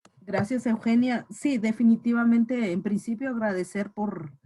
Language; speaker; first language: Spanish; native; Spanish